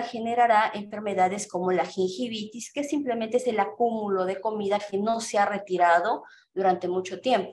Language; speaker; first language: Spanish; native; Spanish